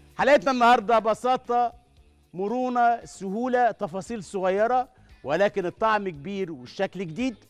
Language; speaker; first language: Arabic; native; Arabic